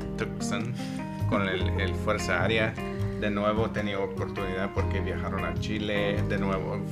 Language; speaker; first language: Spanish; non-native, learner; English